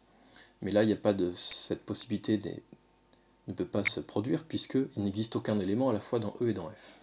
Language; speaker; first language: French; native; French